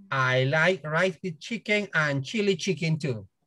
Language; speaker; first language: English; non-native, learner; Spanish